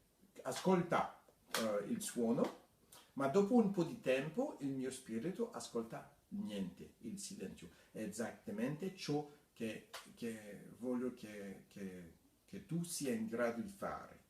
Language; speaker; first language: Italian; non-native, fluent; French